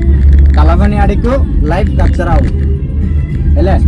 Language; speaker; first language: Malayalam; non-native, learner; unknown